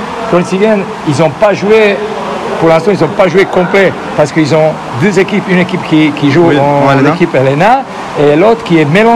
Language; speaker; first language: French; non-native, fluent; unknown